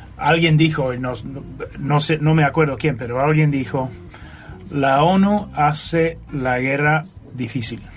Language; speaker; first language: Spanish; non-native, fluent; Dutch